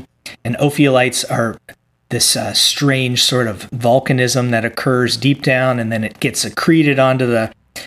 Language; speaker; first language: English; native; English